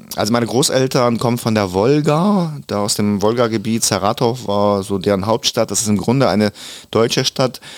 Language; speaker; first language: German; early bilingual, other home language; Russian